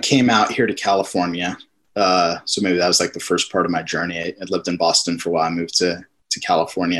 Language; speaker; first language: English; native; English